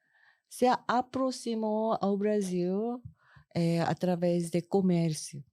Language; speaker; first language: Portuguese; non-native, fluent; Korean